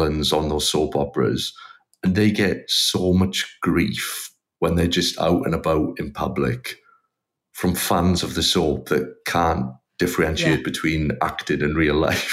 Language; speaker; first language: English; native; English